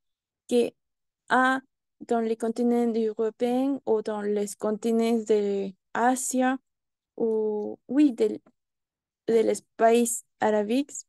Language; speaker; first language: French; non-native, learner; Spanish